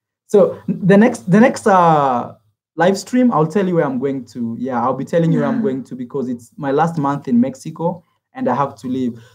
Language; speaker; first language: English; non-native, fluent; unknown